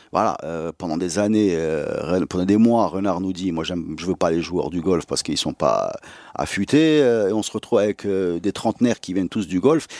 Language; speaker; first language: French; non-native, local second language; Arabic